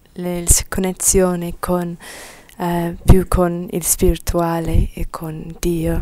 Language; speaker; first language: Italian; non-native, learner; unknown